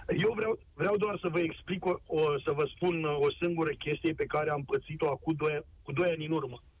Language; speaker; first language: Romanian; native; Romanian